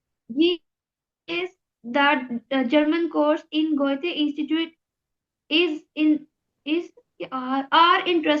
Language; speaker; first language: English; non-native, learner; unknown